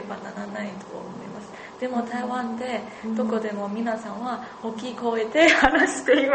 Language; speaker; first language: Japanese; non-native, learner; Chinese